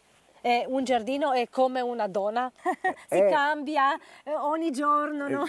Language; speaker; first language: Italian; non-native, learner; Romanian